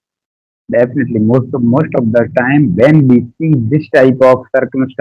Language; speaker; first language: English; non-native, learner; Hindi